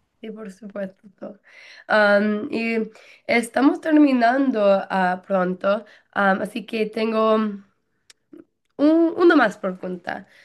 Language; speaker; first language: Spanish; non-native, learner; English